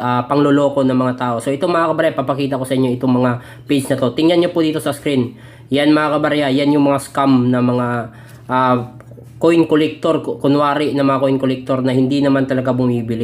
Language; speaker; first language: Filipino; native; Filipino